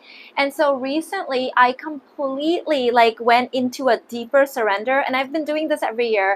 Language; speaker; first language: English; early bilingual, other home language; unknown